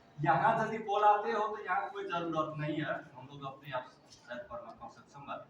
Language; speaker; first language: Hindi; non-native, fluent; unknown